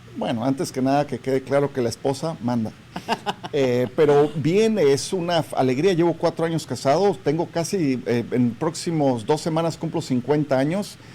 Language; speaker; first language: Spanish; native; Spanish